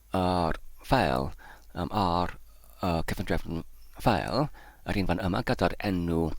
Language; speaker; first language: Welsh; non-native, learner; English